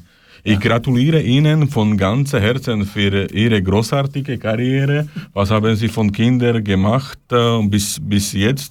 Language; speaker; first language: German; non-native, fluent; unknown